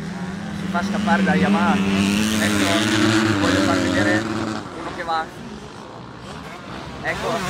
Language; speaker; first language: Italian; native; Italian